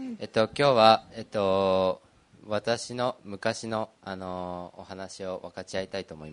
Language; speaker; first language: Japanese; early bilingual, other home language; Portuguese